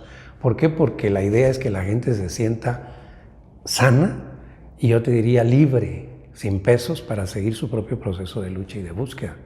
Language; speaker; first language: Spanish; native; Spanish